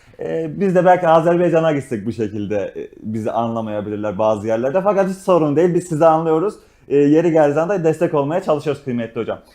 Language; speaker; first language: Turkish; native; Turkish